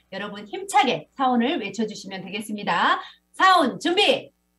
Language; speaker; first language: Korean; native; Korean